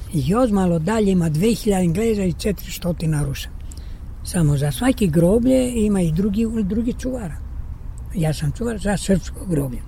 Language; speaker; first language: Croatian; early bilingual, heritage; Croatian